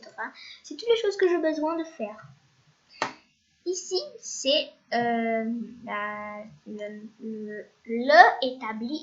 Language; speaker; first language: French; non-native, fluent; Spanish